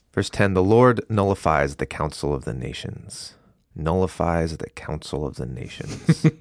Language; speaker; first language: English; native; English